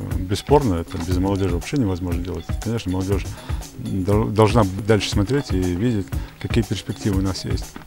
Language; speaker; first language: Russian; non-native, local second language; Ingush